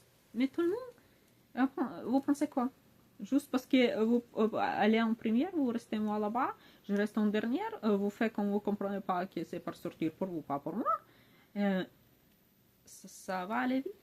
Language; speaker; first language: French; non-native, learner; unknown